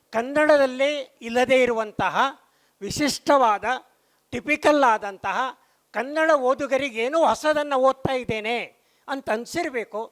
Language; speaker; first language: Kannada; non-native, local second language; Konkani